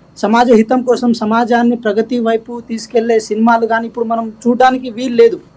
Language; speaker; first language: Telugu; native; Telugu